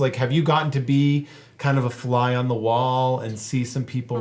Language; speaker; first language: English; native; English